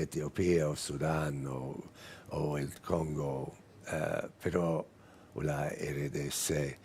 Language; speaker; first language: Spanish; non-native, fluent; English